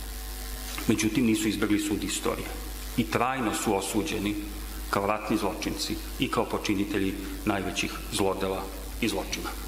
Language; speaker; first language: Serbian; native; Serbian